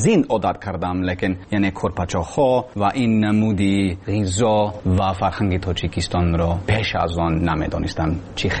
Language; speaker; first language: Persian; non-native, learner; English